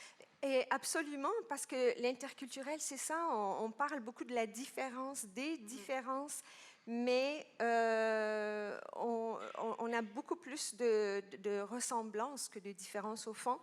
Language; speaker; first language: French; non-native, local second language; Arabic